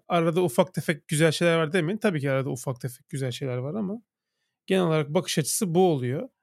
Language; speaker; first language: Turkish; native; Turkish